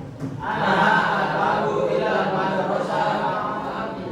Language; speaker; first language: Arabic; non-native, learner; Indonesian